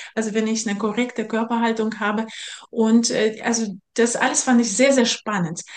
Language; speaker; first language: German; non-native, fluent; Russian